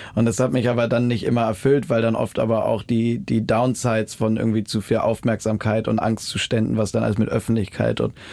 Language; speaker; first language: German; native; German